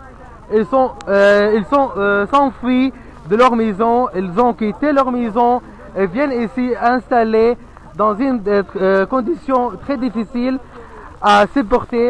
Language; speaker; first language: French; non-native, fluent; Arabic